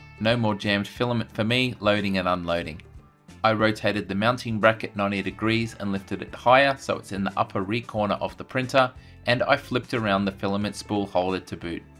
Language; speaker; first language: English; native; English